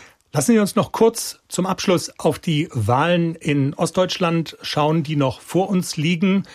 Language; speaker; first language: German; native; German